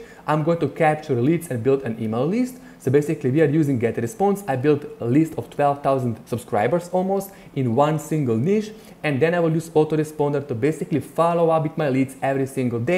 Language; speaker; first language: English; non-native, fluent; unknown